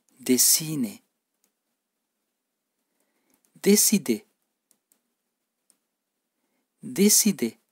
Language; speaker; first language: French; non-native, fluent; Turkish